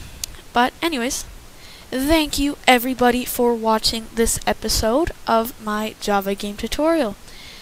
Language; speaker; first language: English; native; English